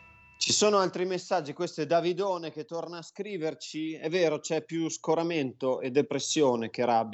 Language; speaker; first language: Italian; native; Italian